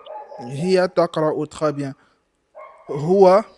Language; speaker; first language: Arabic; non-native, fluent; French